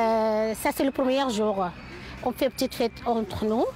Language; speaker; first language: French; non-native, learner; Arabic